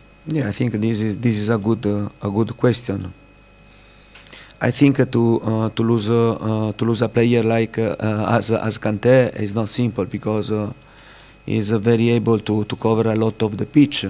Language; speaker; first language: English; non-native, fluent; Italian